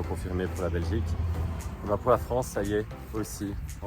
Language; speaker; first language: French; native; French